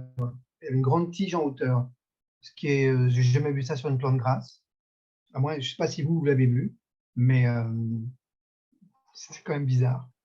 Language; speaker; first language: French; native; French